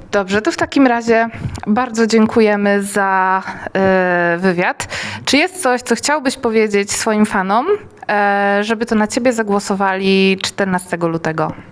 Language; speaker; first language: Polish; native; Polish